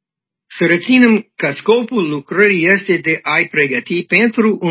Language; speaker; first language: Romanian; non-native, learner; English